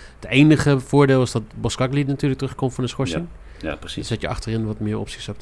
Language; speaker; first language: Dutch; native; Dutch